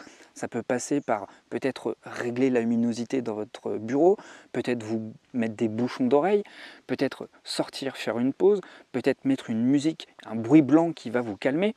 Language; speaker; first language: French; native; French